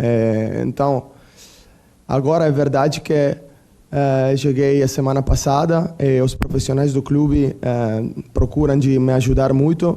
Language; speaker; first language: Portuguese; non-native, fluent; Italian